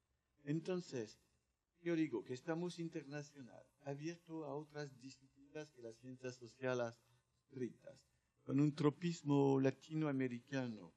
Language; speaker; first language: Spanish; non-native, learner; French